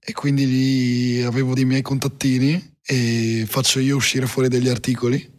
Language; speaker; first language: Italian; native; Italian